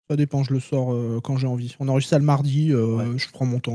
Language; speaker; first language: French; native; French